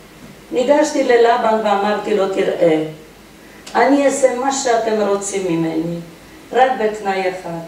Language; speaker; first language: Hebrew; non-native, fluent; Polish